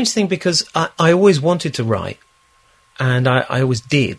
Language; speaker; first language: English; native; English